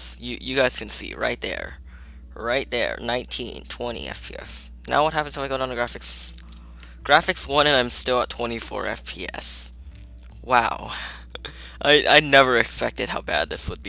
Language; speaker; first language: English; native; English